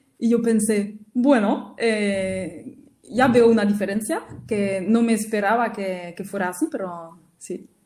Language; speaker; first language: Spanish; non-native, fluent; French